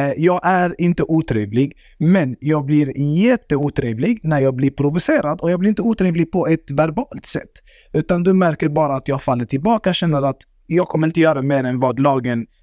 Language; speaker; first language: Swedish; early bilingual, other home language; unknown